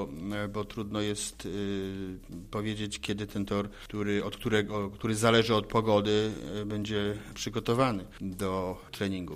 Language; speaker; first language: Polish; native; Polish